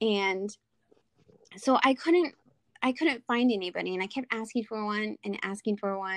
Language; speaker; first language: English; native; English